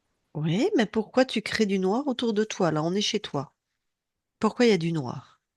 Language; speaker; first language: French; native; French